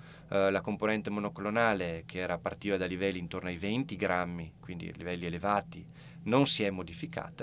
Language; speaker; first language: Italian; native; Italian